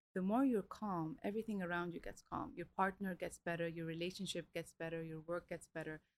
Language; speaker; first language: English; early bilingual, other home language; Arabic